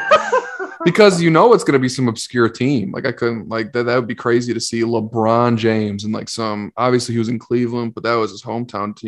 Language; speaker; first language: English; native; English